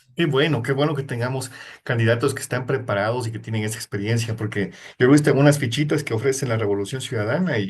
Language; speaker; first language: Spanish; native; Spanish